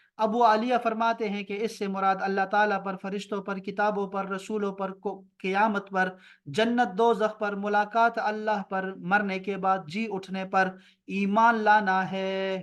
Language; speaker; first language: Urdu; non-native, local second language; Pashto